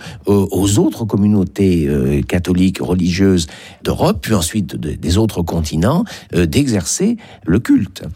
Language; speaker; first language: French; native; French